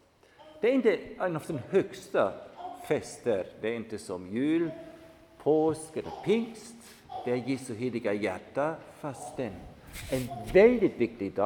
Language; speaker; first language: Swedish; non-native, fluent; German